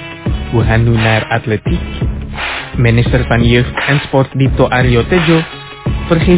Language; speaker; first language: Dutch; non-native, fluent; Indonesian